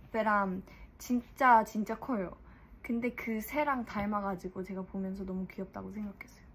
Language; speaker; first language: Korean; early bilingual, heritage; English